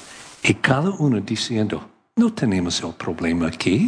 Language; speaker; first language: Spanish; non-native, learner; English